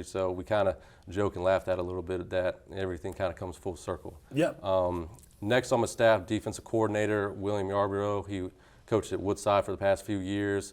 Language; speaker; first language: English; native; English